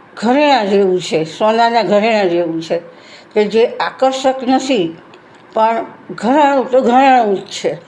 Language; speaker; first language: Gujarati; native; Gujarati